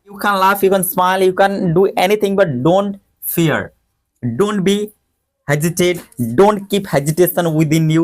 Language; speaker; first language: English; non-native, local second language; Odia